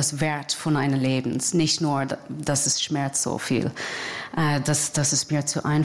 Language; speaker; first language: German; non-native, learner; English